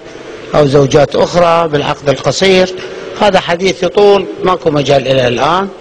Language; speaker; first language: Arabic; native; Arabic